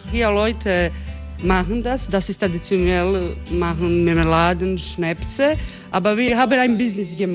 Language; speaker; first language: German; non-native, learner; Croatian